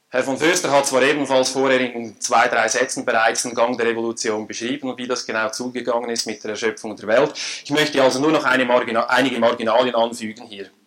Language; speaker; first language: German; native; German